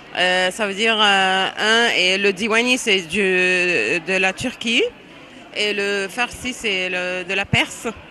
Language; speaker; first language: French; non-native, fluent; Arabic